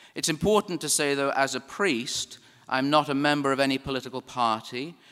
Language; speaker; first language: English; native; English